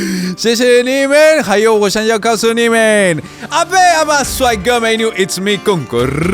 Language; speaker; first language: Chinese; non-native, learner; Spanish